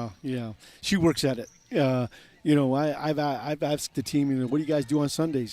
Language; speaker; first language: English; native; English